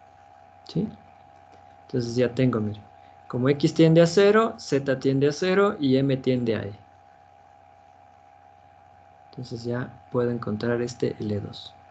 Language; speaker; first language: Spanish; native; Spanish